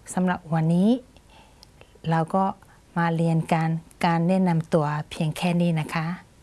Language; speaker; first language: Thai; native; Thai